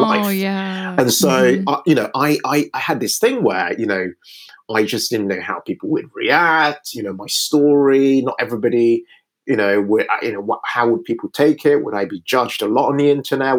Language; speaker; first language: English; non-native, local second language; Yoruba